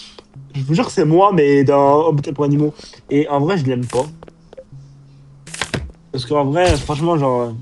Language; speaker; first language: French; native; French